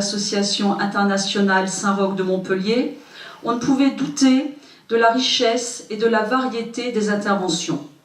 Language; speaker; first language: French; native; French